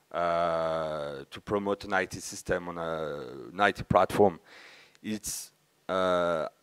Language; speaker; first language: English; non-native, learner; French